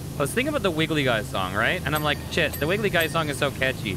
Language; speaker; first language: English; native; English